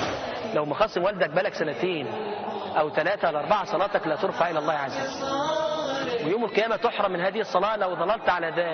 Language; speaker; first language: Arabic; native; Arabic